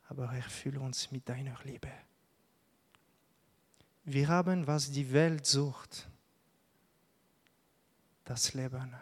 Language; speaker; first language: German; non-native, local second language; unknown